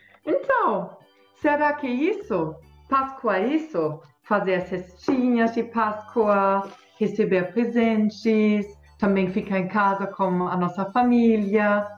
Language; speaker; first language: Portuguese; non-native, fluent; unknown